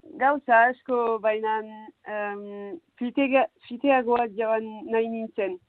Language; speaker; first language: Basque; non-native, local second language; French